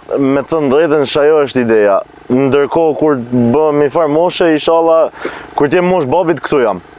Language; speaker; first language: Albanian; early bilingual, heritage; Albanian